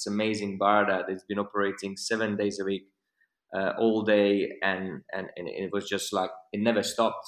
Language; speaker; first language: English; non-native, fluent; Slovak